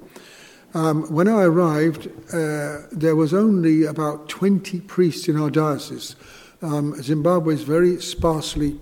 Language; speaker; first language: English; native; English